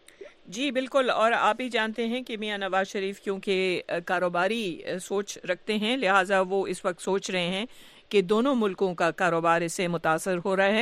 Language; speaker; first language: Urdu; native; Urdu